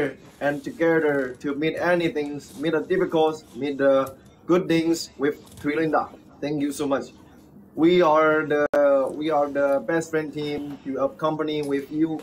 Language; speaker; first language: English; non-native, learner; Vietnamese